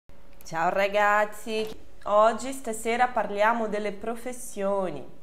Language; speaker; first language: Italian; non-native, fluent; Portuguese